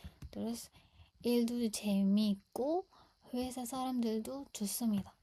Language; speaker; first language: Korean; non-native, fluent; Indonesian